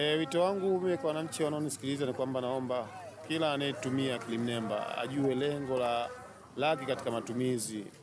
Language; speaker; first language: Swahili; native; Swahili